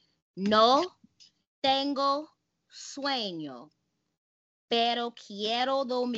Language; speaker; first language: Spanish; non-native, fluent; English